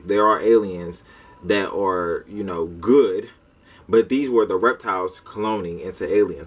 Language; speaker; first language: English; native; English